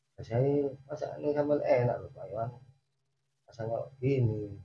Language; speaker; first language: Indonesian; non-native, local second language; Javanese